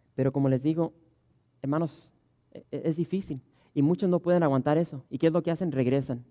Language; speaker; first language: Spanish; early bilingual, heritage; Spanish